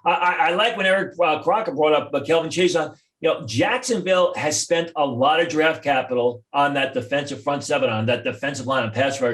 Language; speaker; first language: English; native; English